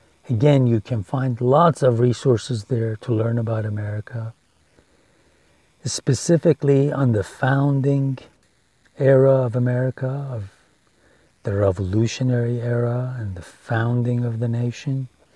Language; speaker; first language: English; non-native, fluent; Persian